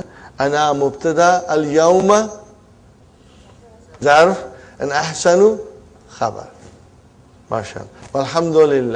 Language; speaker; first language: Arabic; non-native, fluent; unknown